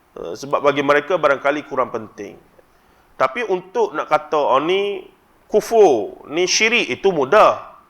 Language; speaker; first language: Malay; native; Malay